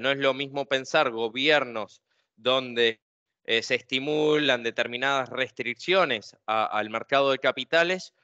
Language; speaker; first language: Spanish; native; Spanish